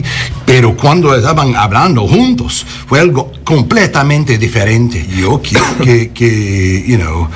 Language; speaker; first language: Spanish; early bilingual, heritage; English